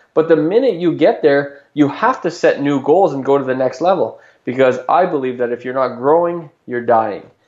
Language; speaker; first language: English; native; English